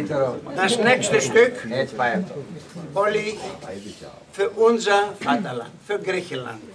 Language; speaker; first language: German; non-native, fluent; Greek